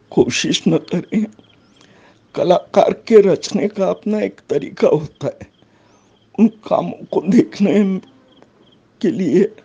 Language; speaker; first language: Hindi; native; Hindi